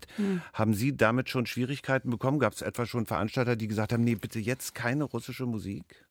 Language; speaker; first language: German; native; German